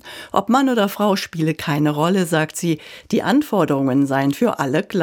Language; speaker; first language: German; native; German